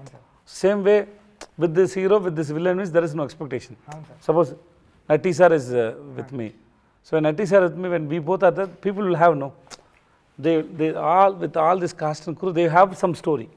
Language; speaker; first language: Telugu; non-native, learner; Tamil